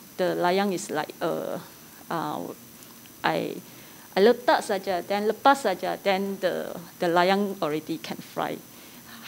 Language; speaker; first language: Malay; non-native, local second language; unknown